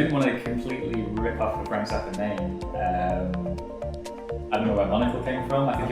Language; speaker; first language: English; native; English